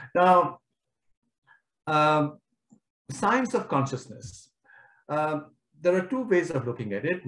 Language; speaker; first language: English; non-native, local second language; Kashmiri